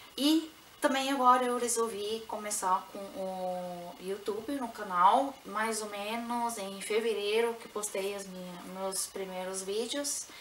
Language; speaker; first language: Portuguese; non-native, local second language; Plautdietsch